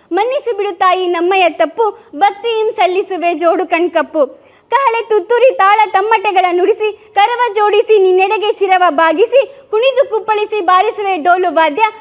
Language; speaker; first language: Kannada; native; Kannada